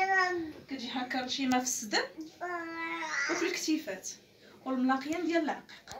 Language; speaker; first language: Arabic; native; Arabic